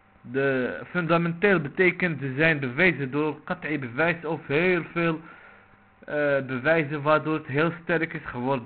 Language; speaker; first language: Dutch; non-native, local second language; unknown